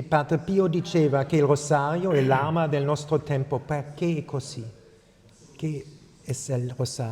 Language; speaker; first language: Italian; non-native, fluent; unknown